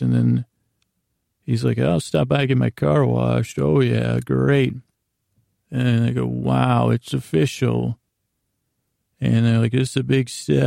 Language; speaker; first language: English; native; English